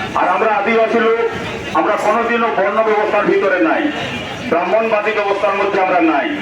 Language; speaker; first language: Bangla; non-native, local second language; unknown